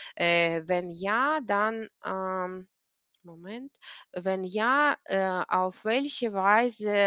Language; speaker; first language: German; non-native, fluent; Ukrainian